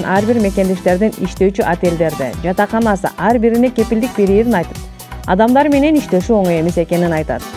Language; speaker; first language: Kyrgyz; native; Kyrgyz